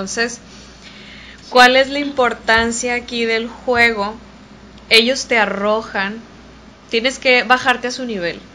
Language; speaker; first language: Spanish; native; Spanish